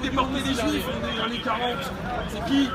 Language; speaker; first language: French; native; French